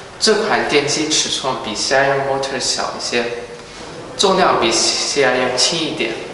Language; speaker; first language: Chinese; early bilingual, heritage; Chinese